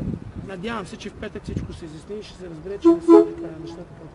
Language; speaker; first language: Bulgarian; native; Bulgarian